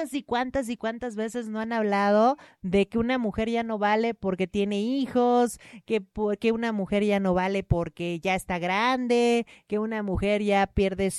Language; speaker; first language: Spanish; native; Spanish